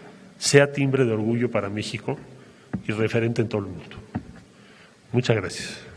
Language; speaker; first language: Spanish; native; Spanish